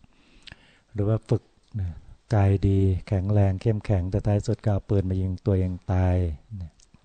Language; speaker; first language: Thai; native; Thai